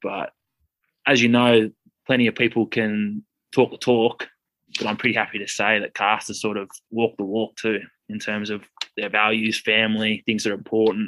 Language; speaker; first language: English; native; English